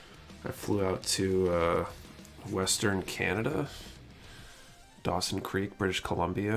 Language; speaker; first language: English; native; English